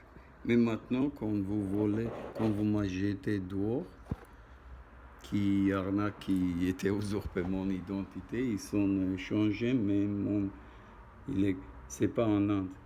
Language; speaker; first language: French; non-native, learner; Armenian